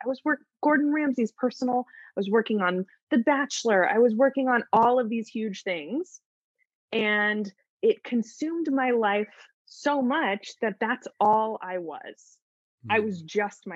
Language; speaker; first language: English; native; English